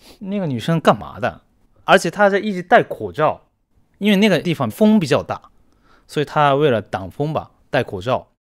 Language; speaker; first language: Chinese; non-native, fluent; Japanese